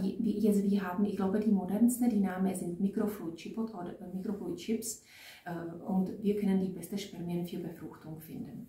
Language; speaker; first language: German; non-native, fluent; Czech